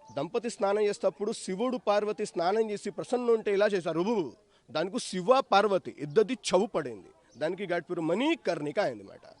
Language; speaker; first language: Telugu; non-native, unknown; Hindi